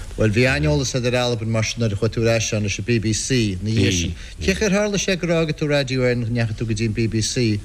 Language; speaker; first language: Irish; native; Irish